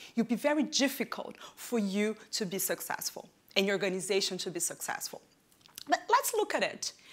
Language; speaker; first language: English; non-native, fluent; Portuguese